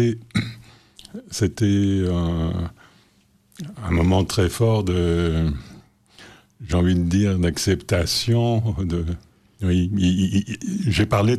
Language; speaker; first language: French; native; French